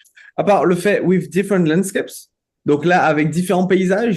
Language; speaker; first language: French; native; French